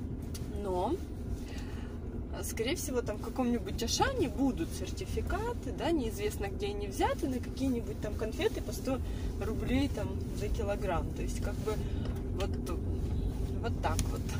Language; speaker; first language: Russian; native; Russian